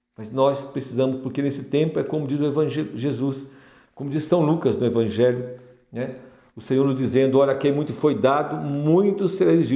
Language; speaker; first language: Portuguese; native; Portuguese